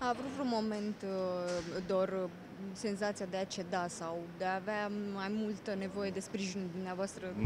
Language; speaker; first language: Romanian; native; Romanian